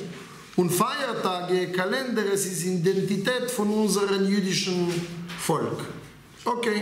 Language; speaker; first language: German; non-native, fluent; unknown